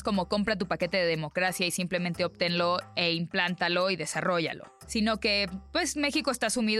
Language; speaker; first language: Spanish; native; Spanish